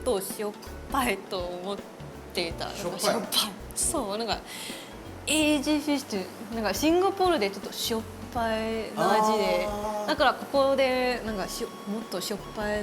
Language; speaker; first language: Japanese; non-native, learner; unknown